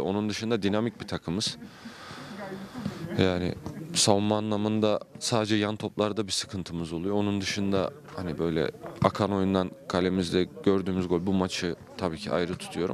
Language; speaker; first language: Turkish; native; Turkish